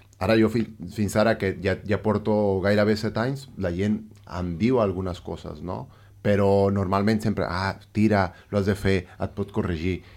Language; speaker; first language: Catalan; non-native, fluent; Spanish